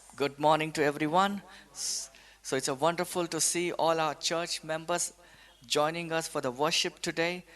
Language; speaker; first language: English; non-native, local second language; Telugu